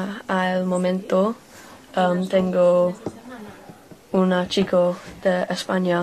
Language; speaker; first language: Spanish; non-native, learner; English